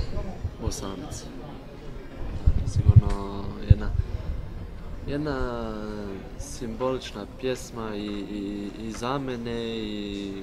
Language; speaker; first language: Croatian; early bilingual, heritage; Bosnian